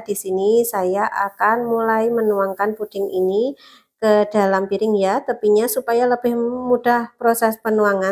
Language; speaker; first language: Indonesian; native; Indonesian